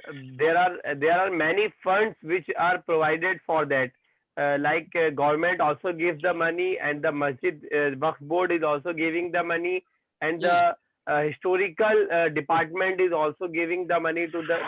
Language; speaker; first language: English; non-native, fluent; Hindi